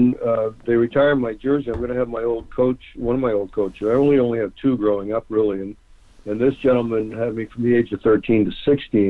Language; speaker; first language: English; native; English